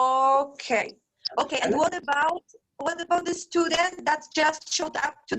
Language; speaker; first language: English; non-native, fluent; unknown